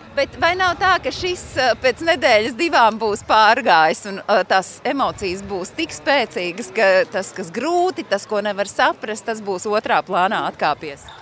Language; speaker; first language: Latvian; native; Latvian